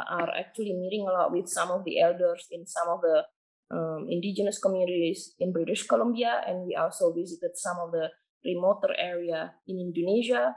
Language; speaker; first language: English; non-native, fluent; Indonesian